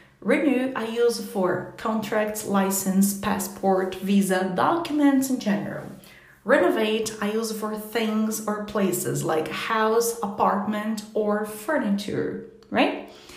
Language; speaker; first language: English; non-native, fluent; Portuguese